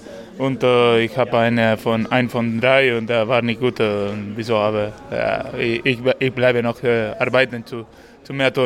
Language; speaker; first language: German; non-native, learner; Spanish